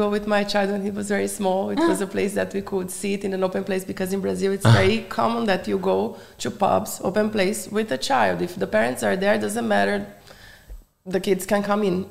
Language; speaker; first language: English; non-native, fluent; Portuguese